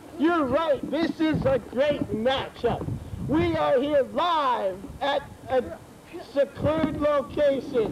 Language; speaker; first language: English; native; English